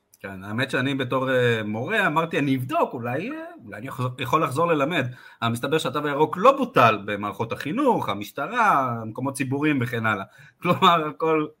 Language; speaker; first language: Hebrew; native; Hebrew